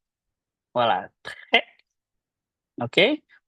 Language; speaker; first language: French; non-native, fluent; Indonesian